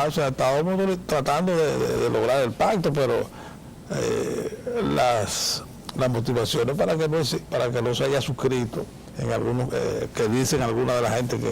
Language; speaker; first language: Spanish; native; Spanish